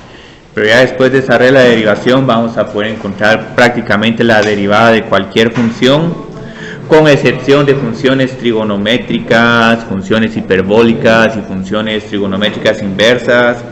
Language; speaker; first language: Spanish; native; Spanish